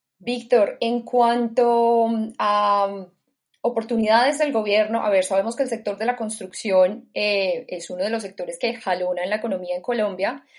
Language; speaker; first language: Spanish; native; Spanish